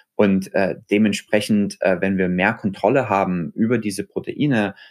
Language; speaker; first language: German; native; German